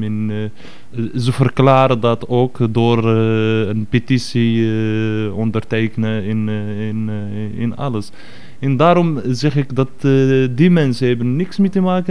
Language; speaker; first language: Dutch; non-native, fluent; Arabic